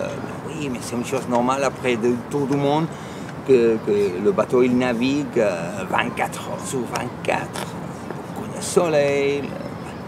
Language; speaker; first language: French; non-native, fluent; Spanish